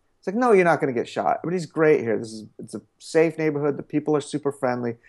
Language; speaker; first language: English; native; English